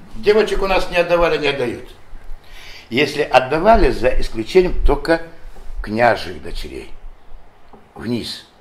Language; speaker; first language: Russian; non-native, local second language; Adyghe